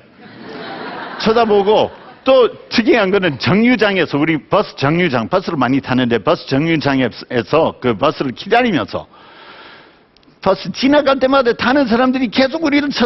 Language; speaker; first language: Korean; non-native, fluent; English